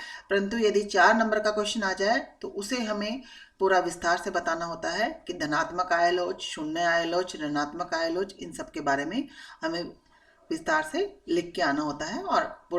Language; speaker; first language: Hindi; native; Hindi